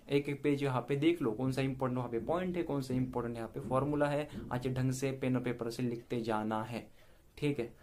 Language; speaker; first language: Hindi; non-native, local second language; Marathi